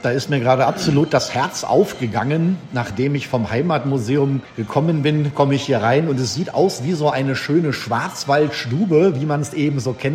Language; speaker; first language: German; native; German